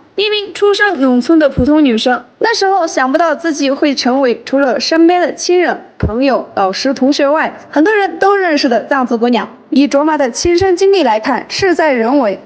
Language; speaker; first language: Chinese; non-native, local second language; Tibetan